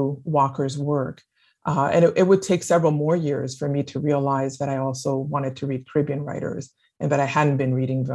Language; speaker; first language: English; non-native, fluent; French